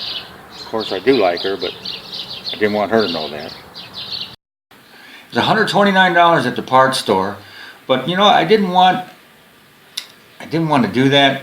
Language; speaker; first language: English; native; English